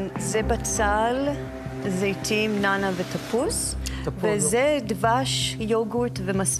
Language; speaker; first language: Hebrew; non-native, fluent; Greek